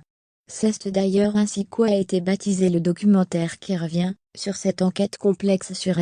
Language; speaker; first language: French; native; French